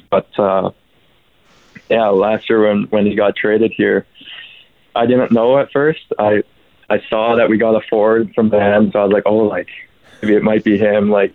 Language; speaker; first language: English; native; English